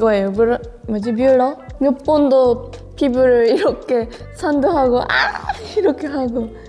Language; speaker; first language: Korean; non-native, fluent; Japanese